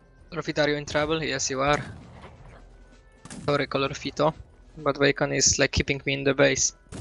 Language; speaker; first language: English; non-native, fluent; Polish